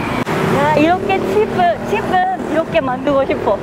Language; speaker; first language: Korean; non-native, fluent; Thai